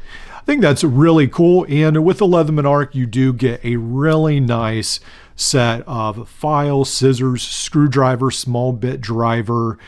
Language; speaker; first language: English; native; English